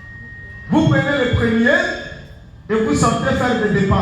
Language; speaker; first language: French; non-native, local second language; Lingala